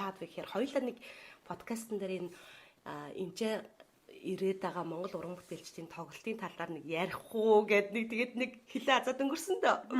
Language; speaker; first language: Mongolian; native; Mongolian